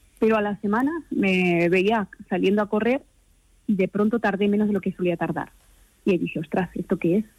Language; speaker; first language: Spanish; native; Spanish